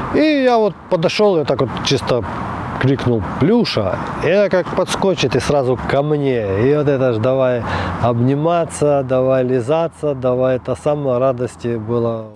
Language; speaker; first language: Russian; non-native, local second language; Ukrainian